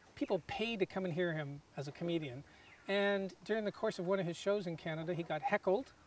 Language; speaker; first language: English; native; English